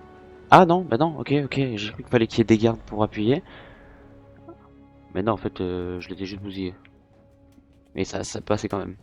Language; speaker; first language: French; native; French